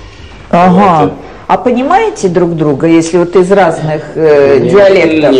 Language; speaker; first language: Russian; native; Russian